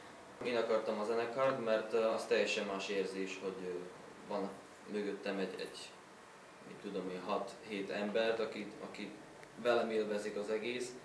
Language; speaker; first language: Hungarian; non-native, learner; Slovak